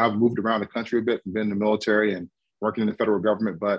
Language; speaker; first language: English; native; English